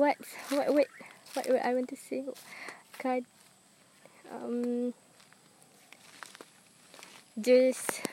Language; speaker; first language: English; non-native, learner; Malay